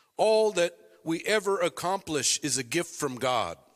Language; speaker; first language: English; native; English